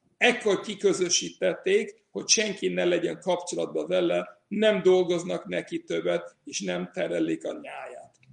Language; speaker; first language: Hungarian; non-native, fluent; English